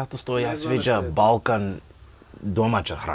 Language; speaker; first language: Bosnian; non-native, learner; English